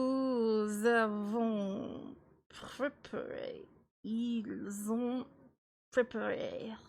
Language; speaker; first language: French; non-native, learner; English